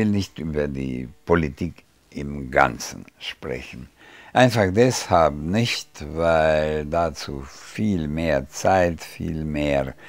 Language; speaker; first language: German; non-native, fluent; Hungarian